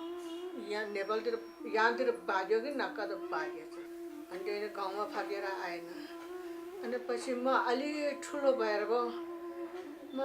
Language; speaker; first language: Nepali; non-native, local second language; Tibetan